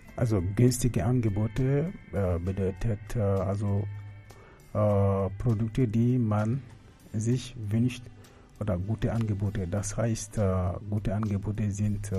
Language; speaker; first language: German; non-native, fluent; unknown